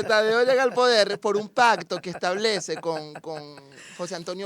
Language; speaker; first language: Spanish; native; Spanish